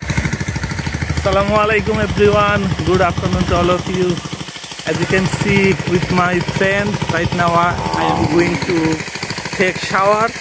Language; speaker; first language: English; non-native, learner; Bangla